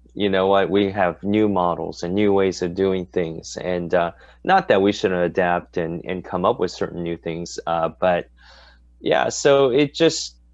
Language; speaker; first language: English; native; English